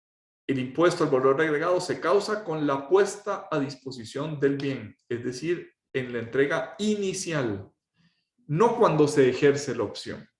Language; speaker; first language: Spanish; native; Spanish